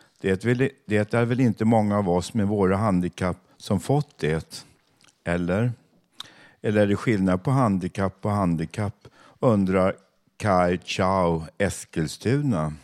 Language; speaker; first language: Swedish; native; Swedish